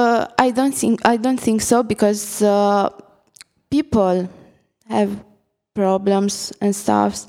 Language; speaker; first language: English; non-native, fluent; Italian